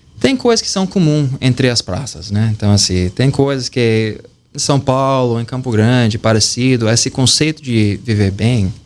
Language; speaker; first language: Portuguese; non-native, fluent; English